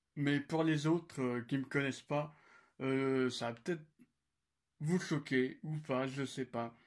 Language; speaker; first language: French; native; French